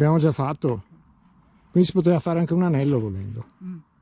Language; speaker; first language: Italian; native; Italian